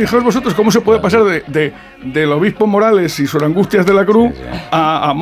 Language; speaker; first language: Spanish; native; Spanish